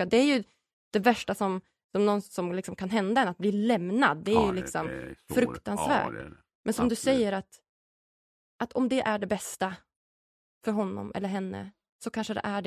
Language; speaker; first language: Swedish; native; Swedish